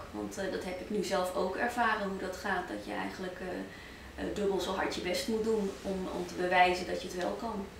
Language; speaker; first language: Dutch; early bilingual, other home language; Arabic